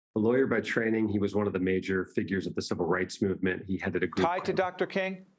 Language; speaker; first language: English; native; English